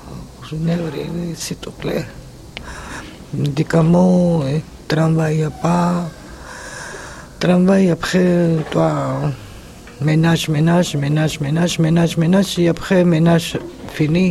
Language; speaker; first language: French; non-native, learner; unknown